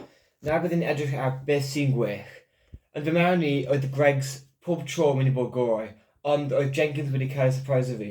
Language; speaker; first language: Welsh; non-native, local second language; English